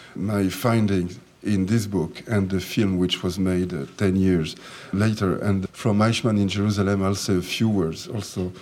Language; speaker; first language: English; non-native, fluent; French